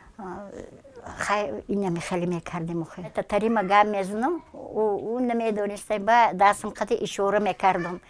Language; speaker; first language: Tajik; non-native, local second language; Russian